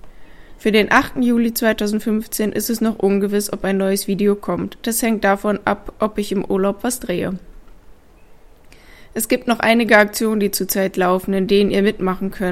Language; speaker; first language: German; native; German